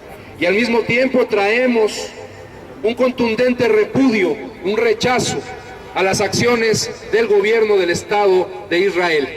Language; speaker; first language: Spanish; native; Spanish